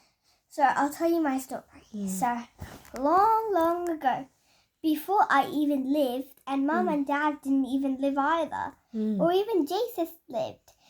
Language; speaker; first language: English; native; English